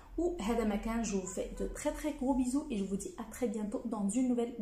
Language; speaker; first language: French; non-native, local second language; Arabic